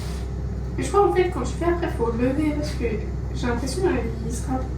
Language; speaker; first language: French; early bilingual, other home language; Armenian